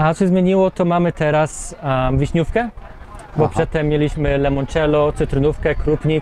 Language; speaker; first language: Polish; early bilingual, heritage; Polish